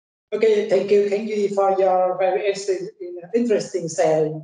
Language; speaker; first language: English; non-native, fluent; Vietnamese